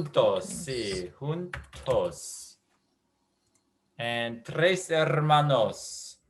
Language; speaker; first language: Spanish; non-native, learner; English